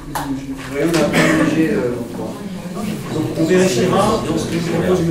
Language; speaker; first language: French; native; French